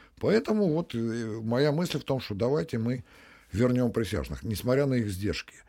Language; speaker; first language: Russian; native; Russian